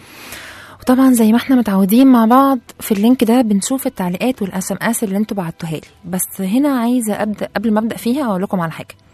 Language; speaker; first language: Arabic; native; Arabic